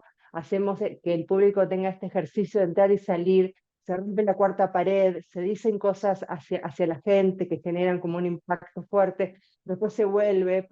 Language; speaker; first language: Spanish; native; Spanish